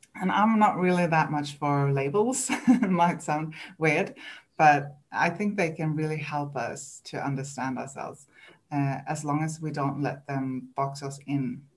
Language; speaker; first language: English; non-native, fluent; Swedish